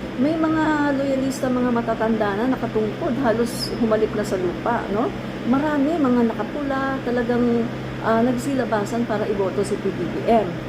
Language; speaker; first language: Filipino; non-native, local second language; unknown